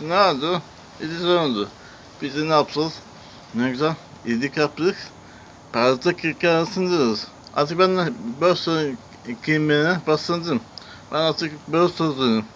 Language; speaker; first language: Turkish; non-native, learner; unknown